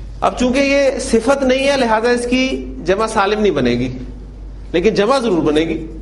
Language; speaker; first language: Urdu; native; Urdu